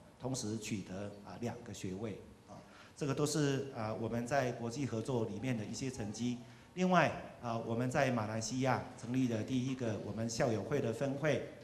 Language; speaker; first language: Chinese; native; Chinese